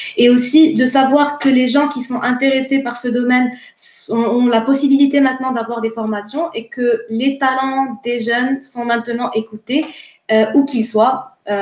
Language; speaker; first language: French; non-native, local second language; Arabic